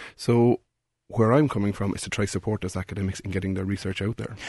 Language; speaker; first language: English; native; English